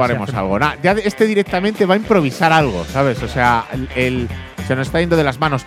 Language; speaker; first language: Spanish; native; Spanish